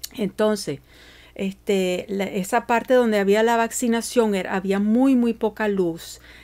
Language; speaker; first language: Spanish; early bilingual, heritage; Spanish